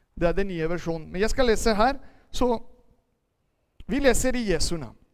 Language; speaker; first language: Norwegian; non-native, fluent; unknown